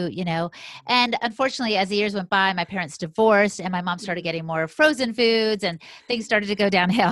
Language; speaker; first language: English; native; English